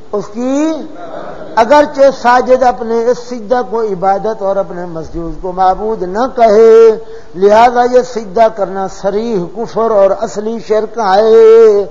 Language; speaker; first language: Urdu; non-native, local second language; Punjabi